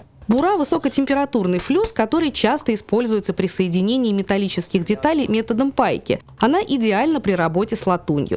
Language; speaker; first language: Russian; native; Russian